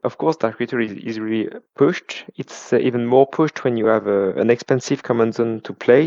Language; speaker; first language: English; non-native, fluent; French